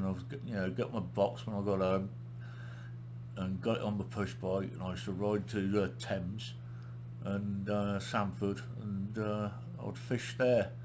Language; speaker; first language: English; native; English